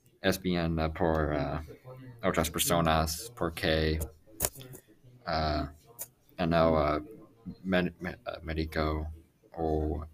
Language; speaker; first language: Spanish; non-native, learner; English